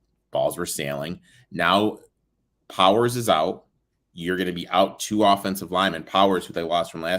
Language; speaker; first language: English; native; English